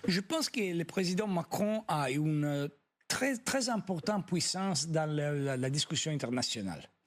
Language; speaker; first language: French; non-native, fluent; Italian